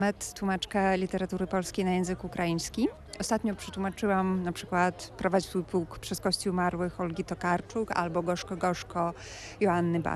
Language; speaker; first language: Polish; non-native, fluent; Ukrainian